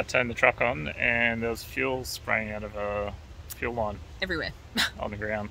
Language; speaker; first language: English; native; English